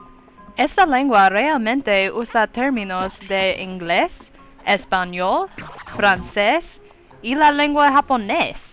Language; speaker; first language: Spanish; non-native, learner; English